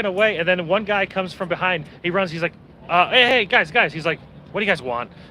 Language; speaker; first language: English; native; English